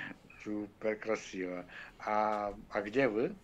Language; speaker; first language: Russian; native; Russian